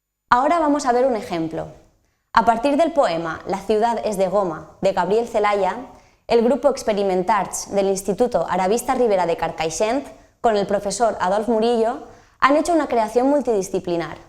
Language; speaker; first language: Spanish; native; Spanish